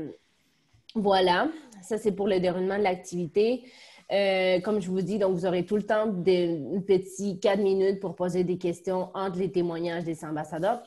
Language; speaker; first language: French; native; French